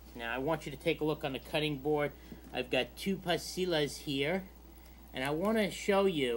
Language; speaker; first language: English; native; English